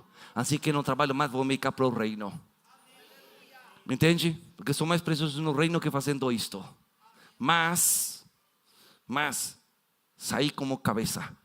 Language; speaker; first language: Portuguese; non-native, fluent; Spanish